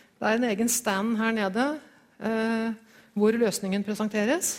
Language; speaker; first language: Norwegian; native; Norwegian